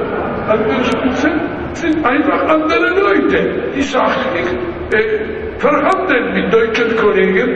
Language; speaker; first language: German; non-native, fluent; Polish